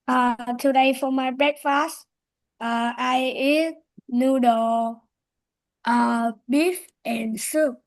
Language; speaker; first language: English; non-native, learner; Vietnamese